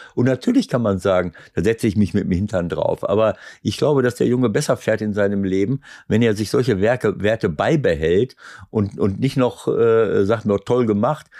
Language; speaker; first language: German; native; German